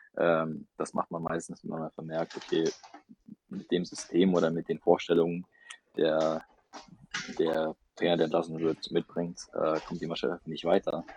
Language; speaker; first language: German; early bilingual, other home language; Russian